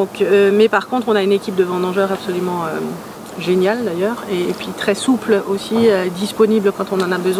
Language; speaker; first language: French; native; French